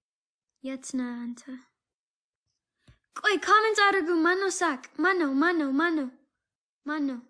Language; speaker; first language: Amharic; non-native, learner; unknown